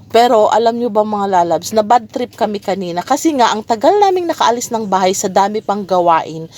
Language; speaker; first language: Filipino; non-native, local second language; Cebuano